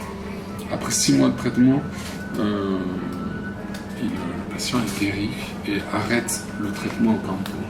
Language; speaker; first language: French; non-native, fluent; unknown